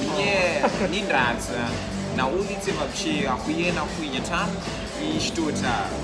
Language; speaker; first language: Russian; non-native, learner; Shona